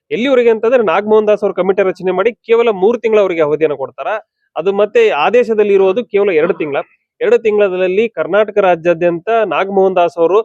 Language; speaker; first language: Kannada; non-native, local second language; Lambadi